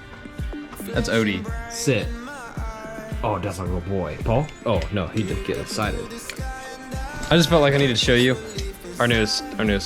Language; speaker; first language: English; native; English